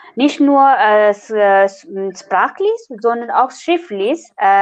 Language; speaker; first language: German; non-native, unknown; Nepali